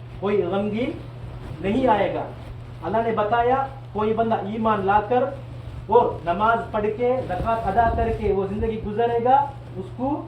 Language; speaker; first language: Hindi; non-native, local second language; Tamil